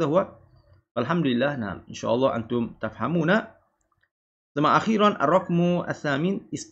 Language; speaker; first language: Arabic; non-native, fluent; Malay